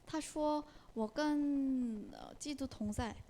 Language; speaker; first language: Chinese; non-native, fluent; Korean